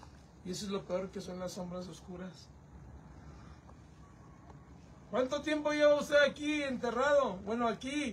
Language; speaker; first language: Spanish; native; Spanish